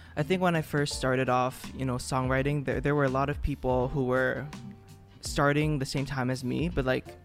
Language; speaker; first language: English; non-native, fluent; Vietnamese